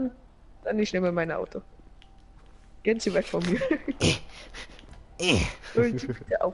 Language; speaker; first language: German; non-native, learner; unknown